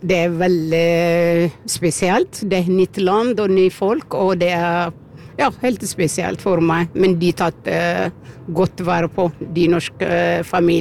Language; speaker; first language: Norwegian; non-native, fluent; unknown